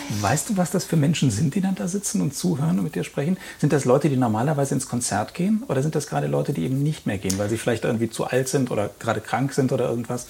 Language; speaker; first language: German; native; German